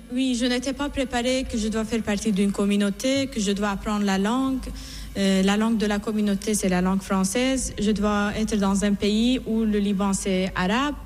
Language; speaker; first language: French; non-native, fluent; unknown